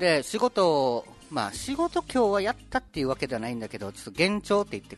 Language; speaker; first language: Japanese; native; Japanese